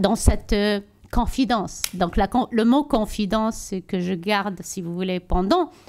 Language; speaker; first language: French; non-native, local second language; Tachelhit